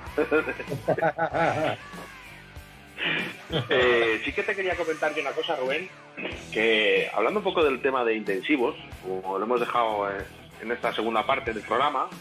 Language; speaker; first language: Spanish; native; Spanish